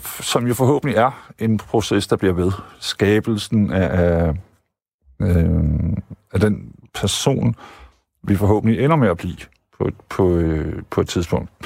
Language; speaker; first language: Danish; native; Danish